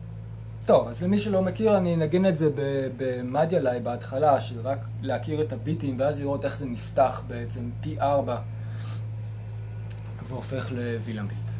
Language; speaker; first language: Hebrew; native; Hebrew